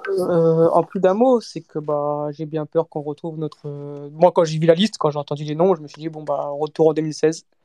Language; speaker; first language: French; early bilingual, other home language; Portuguese